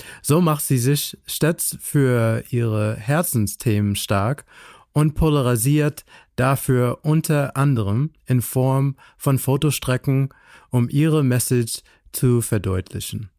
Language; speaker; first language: German; non-native, fluent; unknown